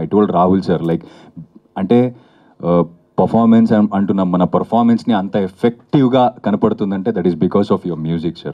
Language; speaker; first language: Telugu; non-native, fluent; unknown